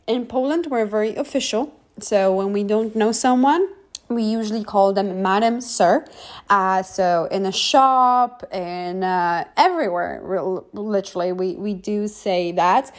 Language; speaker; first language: English; non-native, fluent; Polish